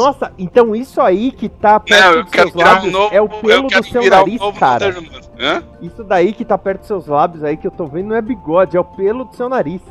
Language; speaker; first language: Portuguese; native; Portuguese